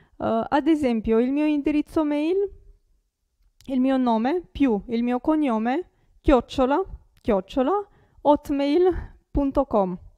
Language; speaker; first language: Italian; non-native, fluent; Romanian